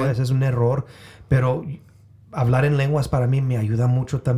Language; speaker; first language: Spanish; early bilingual, heritage; Spanish